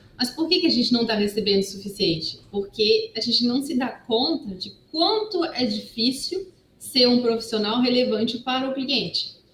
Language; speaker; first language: Portuguese; non-native, fluent; French